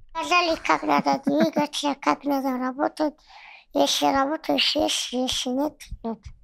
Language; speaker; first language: Russian; non-native, local second language; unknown